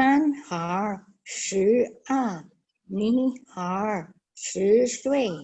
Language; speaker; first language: Chinese; non-native, learner; Indonesian